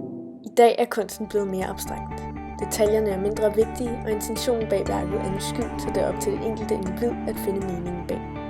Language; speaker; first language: Danish; native; Danish